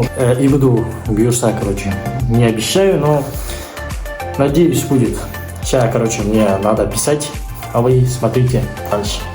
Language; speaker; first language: Russian; non-native, local second language; Kazakh